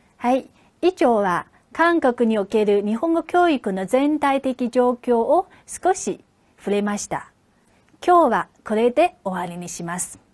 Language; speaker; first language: Japanese; non-native, fluent; Chinese